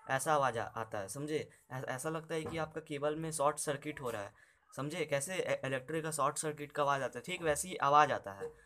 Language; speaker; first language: Hindi; native; Hindi